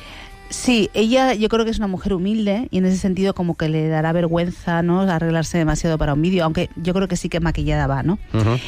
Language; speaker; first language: Spanish; native; Spanish